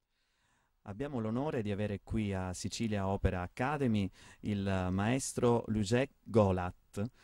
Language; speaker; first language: Italian; native; Italian